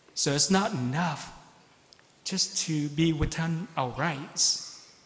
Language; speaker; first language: English; non-native, fluent; Vietnamese